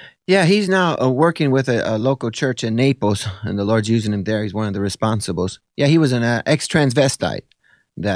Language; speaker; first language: English; early bilingual, other home language; Italian